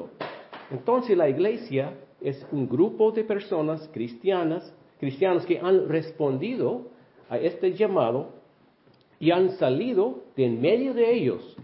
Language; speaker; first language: Spanish; non-native, fluent; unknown